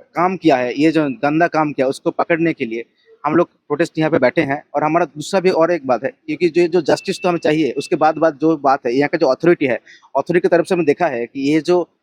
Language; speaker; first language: Hindi; non-native, local second language; Bangla